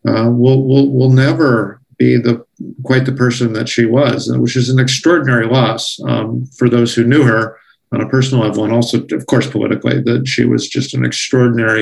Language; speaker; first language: English; native; English